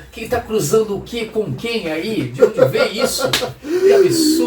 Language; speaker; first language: Portuguese; native; Portuguese